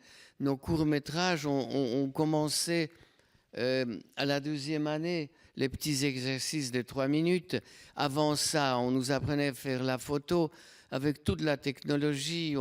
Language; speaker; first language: French; non-native, fluent; Polish